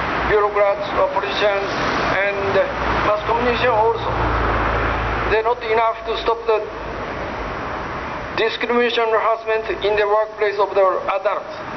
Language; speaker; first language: English; non-native, learner; Japanese